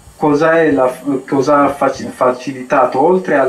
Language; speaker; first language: Italian; non-native, fluent; Amharic